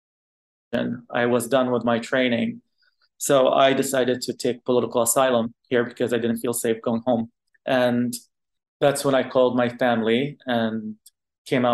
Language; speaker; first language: English; non-native, fluent; Arabic